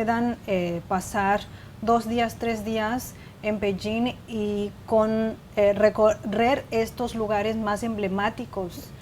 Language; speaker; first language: Spanish; non-native, fluent; Chinese